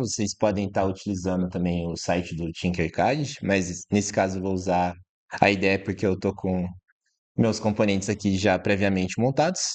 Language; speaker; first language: Portuguese; native; Portuguese